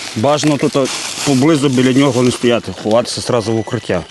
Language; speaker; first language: Ukrainian; native; Ukrainian